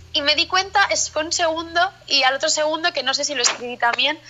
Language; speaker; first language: Spanish; native; Spanish